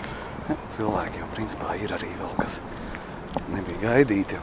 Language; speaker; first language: Latvian; native; Latvian